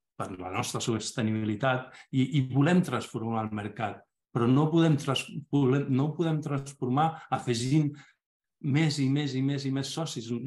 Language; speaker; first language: Catalan; non-native, local second language; Spanish